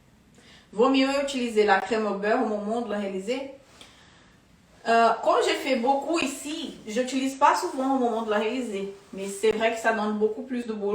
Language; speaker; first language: French; non-native, fluent; Portuguese